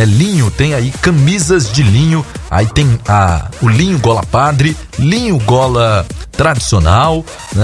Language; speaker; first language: Portuguese; native; Portuguese